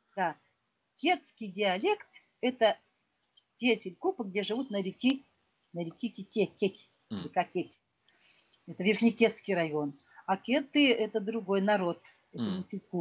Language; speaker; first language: Russian; non-native, local second language; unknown